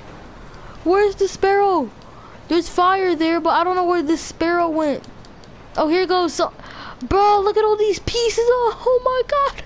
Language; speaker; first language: English; native; English